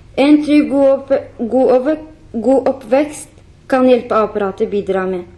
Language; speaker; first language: Norwegian; non-native, fluent; Kurdish